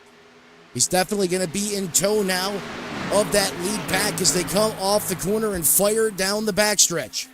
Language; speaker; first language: English; native; English